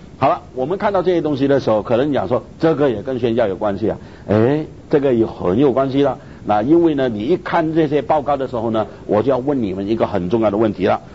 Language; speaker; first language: Chinese; native; Chinese